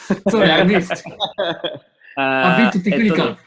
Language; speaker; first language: English; non-native, learner; Japanese